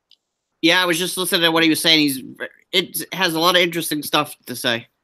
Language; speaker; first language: English; native; English